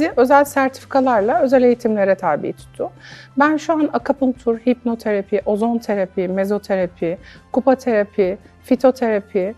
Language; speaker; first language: Turkish; native; Turkish